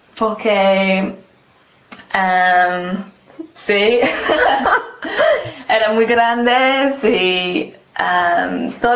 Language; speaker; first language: Spanish; non-native, learner; English